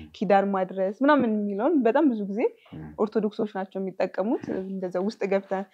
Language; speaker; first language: Amharic; native; Amharic